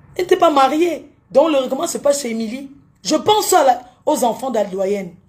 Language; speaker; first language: French; native; French